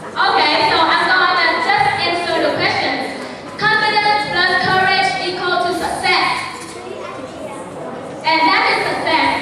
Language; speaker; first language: English; non-native, learner; Vietnamese